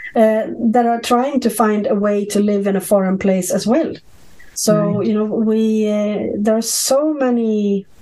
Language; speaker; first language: English; non-native, fluent; Swedish